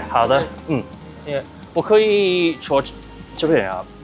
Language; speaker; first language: Chinese; early bilingual, heritage; Cantonese